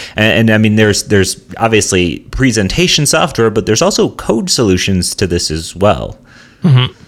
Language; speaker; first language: English; native; English